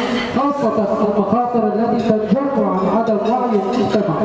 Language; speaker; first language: Arabic; native; Arabic